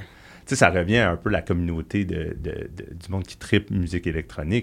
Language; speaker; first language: French; native; French